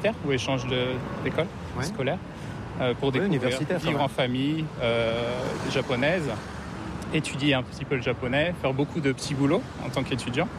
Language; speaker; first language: French; native; French